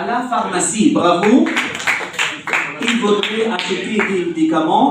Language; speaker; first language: French; non-native, fluent; Arabic